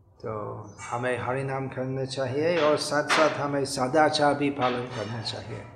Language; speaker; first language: Hindi; non-native, fluent; English